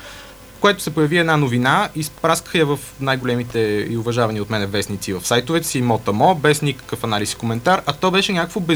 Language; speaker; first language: Bulgarian; native; Bulgarian